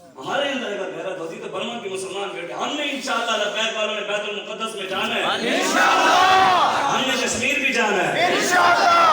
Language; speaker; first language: Urdu; non-native, local second language; Punjabi